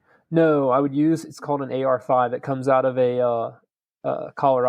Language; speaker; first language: English; native; English